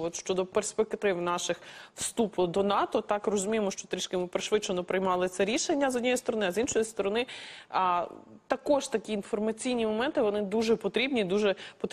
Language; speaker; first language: Ukrainian; native; Ukrainian